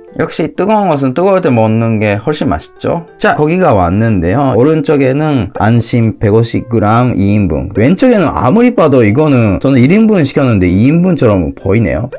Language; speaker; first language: Korean; non-native, fluent; Japanese